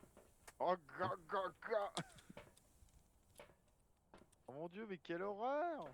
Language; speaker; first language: French; native; French